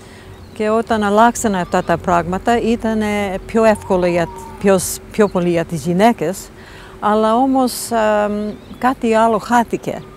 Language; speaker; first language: Greek; non-native, fluent; English